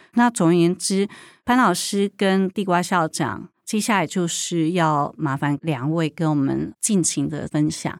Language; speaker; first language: Chinese; native; Chinese